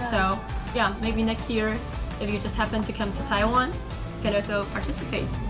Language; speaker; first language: English; non-native, fluent; Chinese